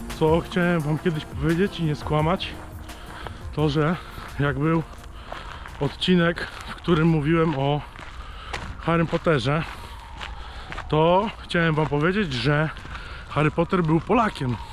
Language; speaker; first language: Polish; native; Polish